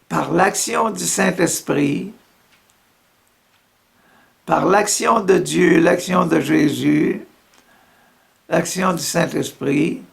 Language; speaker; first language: French; native; French